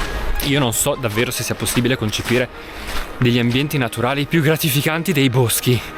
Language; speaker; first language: Italian; native; Italian